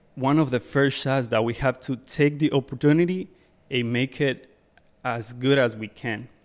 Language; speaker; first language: English; early bilingual, other home language; Spanish